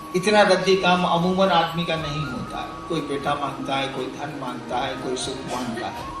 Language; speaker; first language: Hindi; native; Hindi